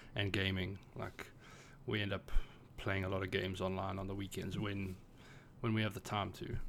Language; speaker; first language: English; native; English